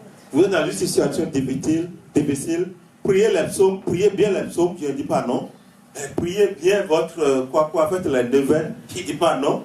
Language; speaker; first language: French; native; French